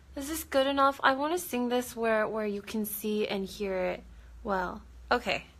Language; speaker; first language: English; early bilingual, other home language; Korean